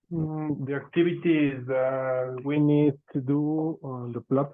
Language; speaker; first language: English; non-native, fluent; Spanish